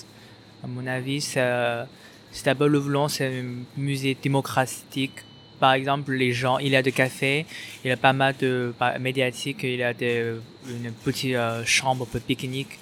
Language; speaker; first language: French; non-native, fluent; Chinese